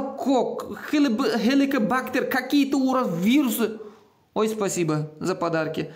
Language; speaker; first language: Russian; non-native, local second language; Uzbek